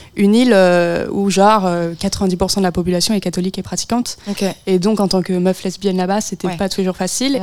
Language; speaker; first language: French; native; French